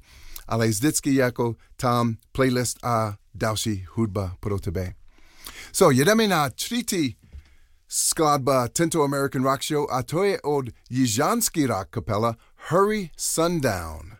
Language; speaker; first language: Czech; non-native, learner; English